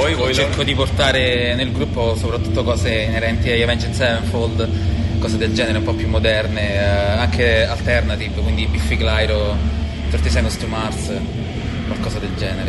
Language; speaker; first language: Italian; native; Italian